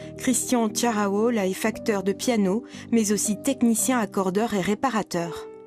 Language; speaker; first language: French; native; French